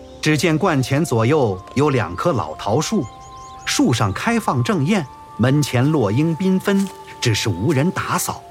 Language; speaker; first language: Chinese; native; Chinese